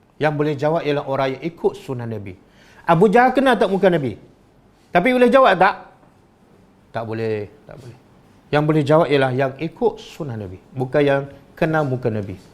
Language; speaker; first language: Malay; native; Malay